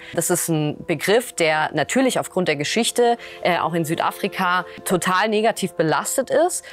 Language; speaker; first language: German; early bilingual, other home language; Russian